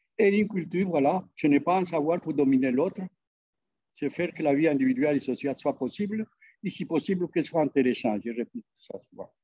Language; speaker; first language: French; non-native, fluent; Spanish